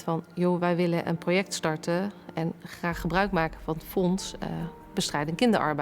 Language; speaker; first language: Dutch; native; Dutch